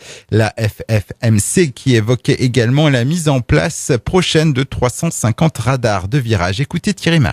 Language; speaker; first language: French; native; French